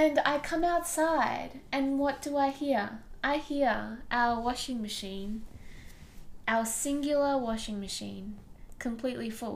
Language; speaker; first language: English; non-native, local second language; Tamil